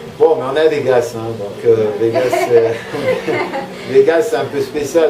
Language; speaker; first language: French; native; French